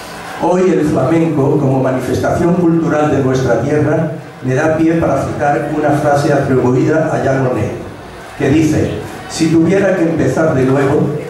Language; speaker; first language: Spanish; native; Spanish